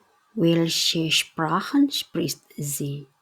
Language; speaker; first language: German; non-native, fluent; Indonesian